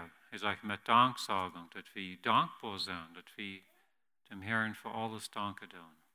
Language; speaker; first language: German; non-native, learner; Plautdietsch